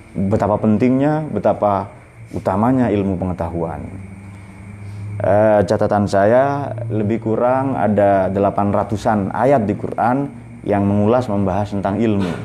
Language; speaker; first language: Indonesian; non-native, local second language; Madurese